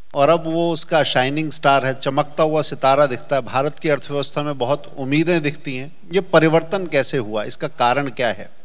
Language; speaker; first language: Hindi; native; Hindi